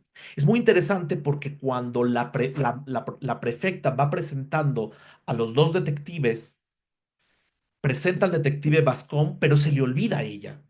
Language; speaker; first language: Spanish; native; Spanish